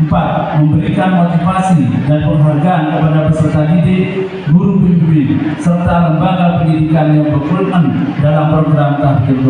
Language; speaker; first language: Indonesian; native; Indonesian